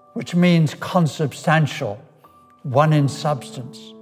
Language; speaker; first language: English; native; English